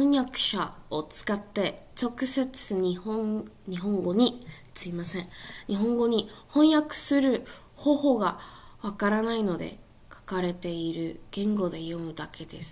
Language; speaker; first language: Japanese; non-native, learner; English